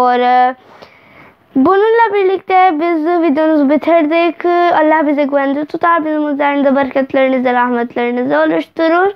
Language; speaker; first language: Turkish; non-native, learner; Urdu